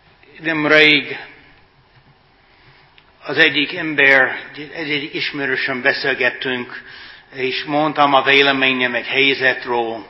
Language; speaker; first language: Hungarian; non-native, fluent; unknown